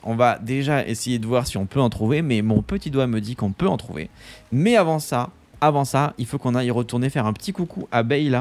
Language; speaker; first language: French; native; French